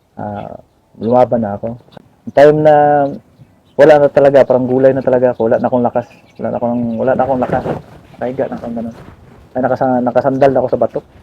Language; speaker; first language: Filipino; native; Filipino